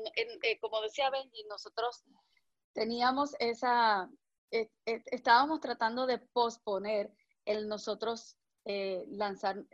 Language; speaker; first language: Spanish; native; Spanish